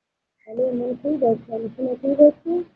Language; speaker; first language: Persian; non-native, learner; Urdu